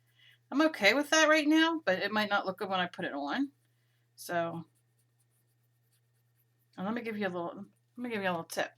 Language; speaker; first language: English; native; English